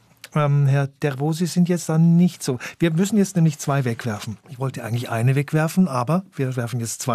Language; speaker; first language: German; native; German